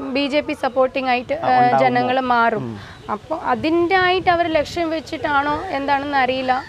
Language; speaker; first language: Malayalam; non-native, fluent; Bangla